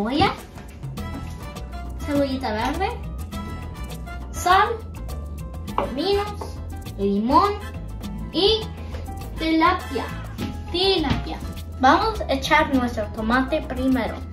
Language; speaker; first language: Spanish; early bilingual, heritage; Spanish